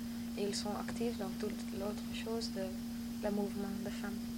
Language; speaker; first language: French; non-native, learner; Dutch